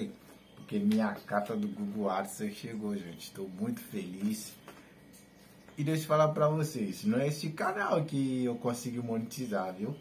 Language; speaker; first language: Portuguese; non-native, learner; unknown